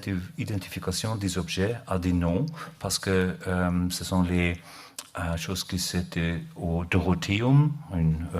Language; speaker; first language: French; non-native, learner; German